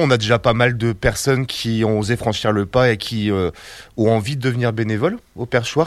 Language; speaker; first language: French; native; French